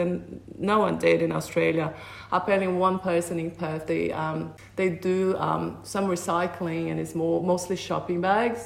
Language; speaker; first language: English; non-native, fluent; Portuguese